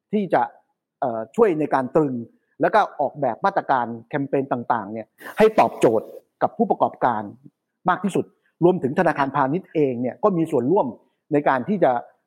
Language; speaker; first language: Thai; native; Thai